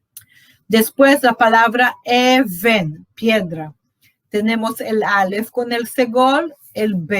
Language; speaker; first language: Spanish; non-native, fluent; Portuguese